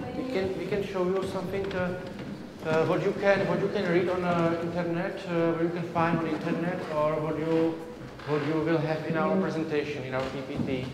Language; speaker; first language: English; non-native, learner; Czech